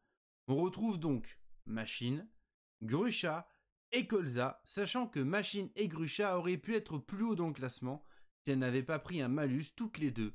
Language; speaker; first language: French; native; French